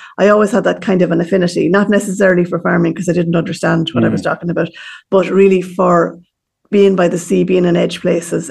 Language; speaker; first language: English; native; English